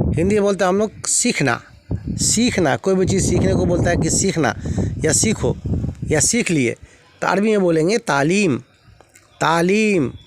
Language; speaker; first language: Hindi; native; Hindi